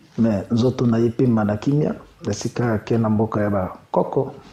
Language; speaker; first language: Lingala; native; Lingala